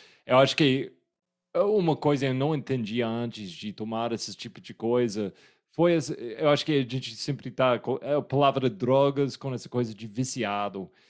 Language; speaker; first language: Portuguese; non-native, fluent; English